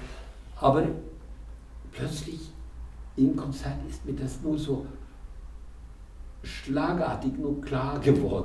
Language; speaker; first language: German; non-native, fluent; Norwegian